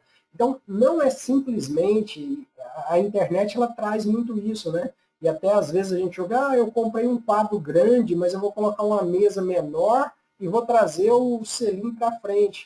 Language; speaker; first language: Portuguese; native; Portuguese